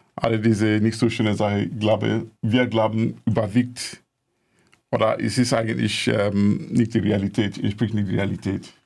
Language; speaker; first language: German; non-native, fluent; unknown